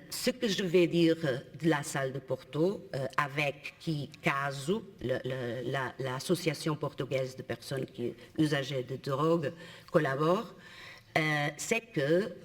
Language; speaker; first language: French; non-native, fluent; Portuguese